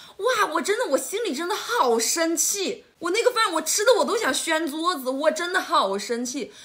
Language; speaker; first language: Chinese; native; Chinese